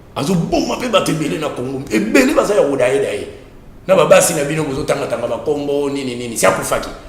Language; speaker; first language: Lingala; non-native, local second language; Kongo